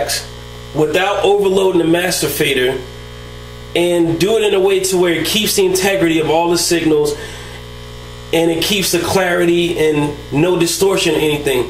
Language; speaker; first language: English; native; English